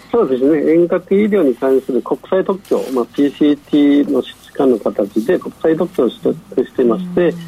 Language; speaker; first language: Japanese; non-native, fluent; Chinese